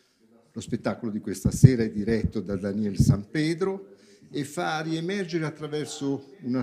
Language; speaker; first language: Italian; native; Italian